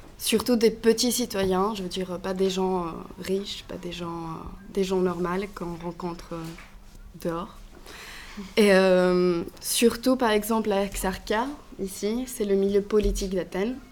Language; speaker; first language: French; non-native, fluent; Greek